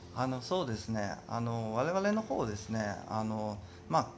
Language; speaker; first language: Japanese; non-native, fluent; Chinese